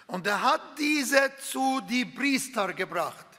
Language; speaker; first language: German; non-native, fluent; Arabic